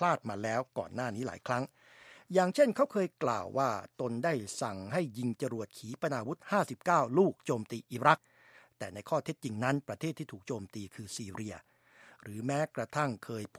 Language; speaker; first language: Thai; native; Thai